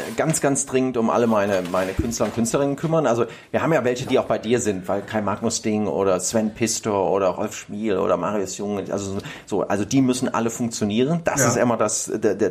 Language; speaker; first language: German; native; German